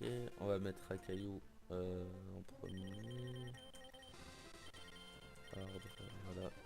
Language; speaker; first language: French; native; French